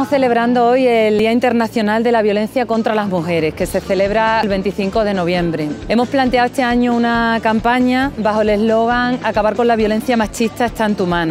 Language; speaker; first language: Spanish; native; Spanish